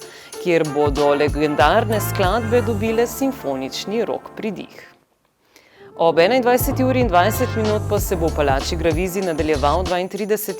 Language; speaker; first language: Slovenian; native; Slovenian